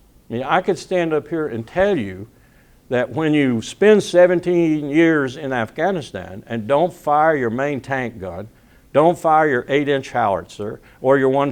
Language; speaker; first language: English; native; English